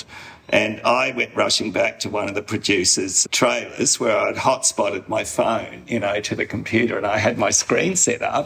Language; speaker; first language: English; native; English